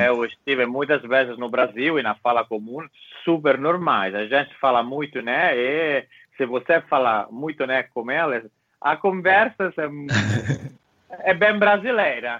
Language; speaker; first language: Portuguese; non-native, fluent; Italian